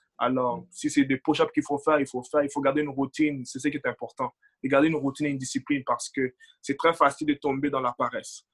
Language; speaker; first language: French; early bilingual, other home language; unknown